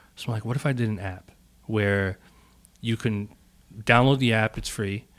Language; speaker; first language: English; native; English